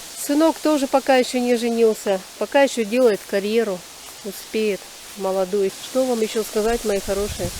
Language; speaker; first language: Russian; native; Russian